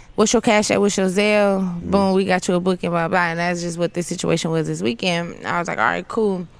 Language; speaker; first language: English; native; English